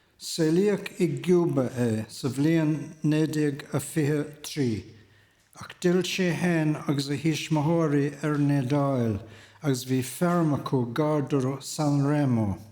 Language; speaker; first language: Irish; native; Irish